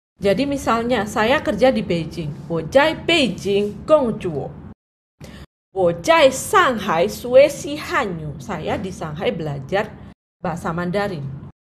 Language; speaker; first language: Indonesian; non-native, local second language; Javanese